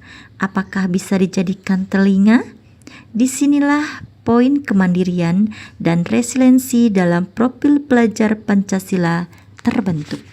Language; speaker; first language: Indonesian; native; Indonesian